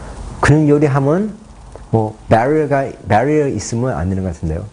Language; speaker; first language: Korean; early bilingual, heritage; Korean